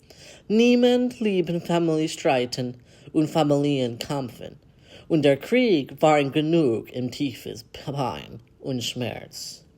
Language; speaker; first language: German; non-native, learner; English